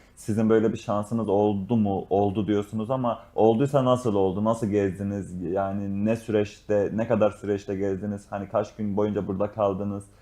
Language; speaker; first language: Turkish; native; Turkish